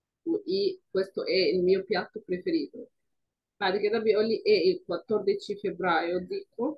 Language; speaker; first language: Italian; non-native, fluent; Arabic